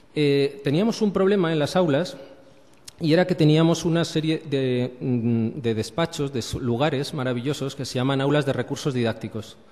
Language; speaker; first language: Spanish; native; Spanish